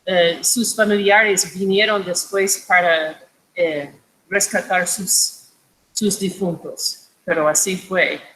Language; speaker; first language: Spanish; non-native, fluent; English